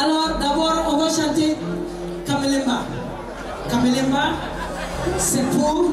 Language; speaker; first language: French; non-native, local second language; Bambara